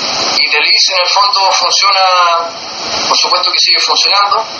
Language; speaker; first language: Spanish; native; Spanish